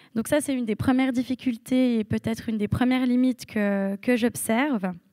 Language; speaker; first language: French; native; French